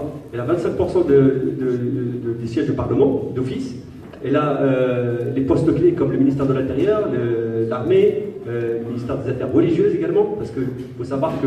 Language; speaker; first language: French; native; French